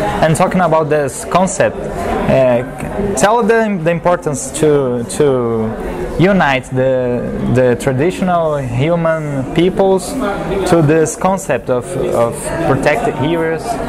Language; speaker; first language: English; non-native, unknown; Portuguese